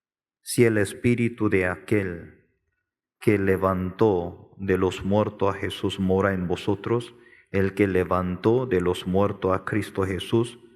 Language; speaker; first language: Spanish; non-native, learner; Korean